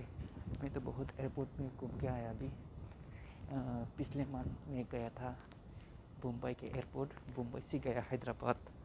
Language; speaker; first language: Hindi; non-native, local second language; Kok Borok